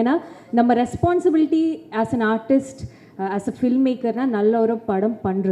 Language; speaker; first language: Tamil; non-native, fluent; Malayalam